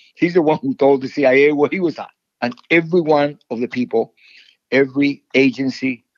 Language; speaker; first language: English; non-native, fluent; Spanish